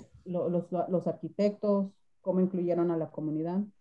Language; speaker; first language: Spanish; early bilingual, heritage; Spanish